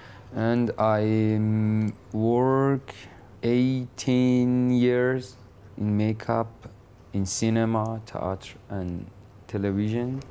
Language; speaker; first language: English; non-native, learner; Persian